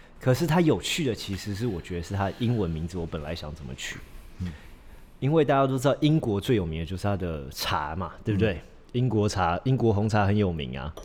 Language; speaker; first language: Chinese; early bilingual, heritage; Chinese